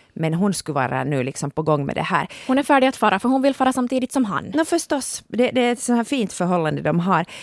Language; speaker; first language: Swedish; native; Swedish